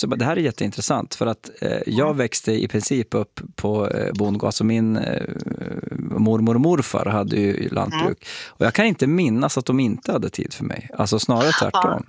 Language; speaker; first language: Swedish; native; Swedish